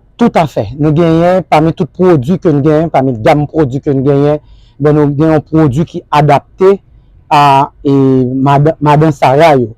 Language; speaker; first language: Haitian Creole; native; Haitian Creole